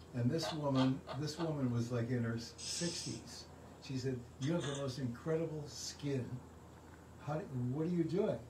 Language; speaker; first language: English; native; English